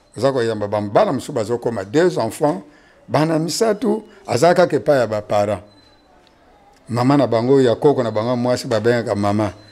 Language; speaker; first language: Lingala; non-native, local second language; Kongo